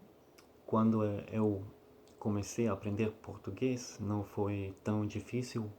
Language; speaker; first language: Portuguese; non-native, learner; Russian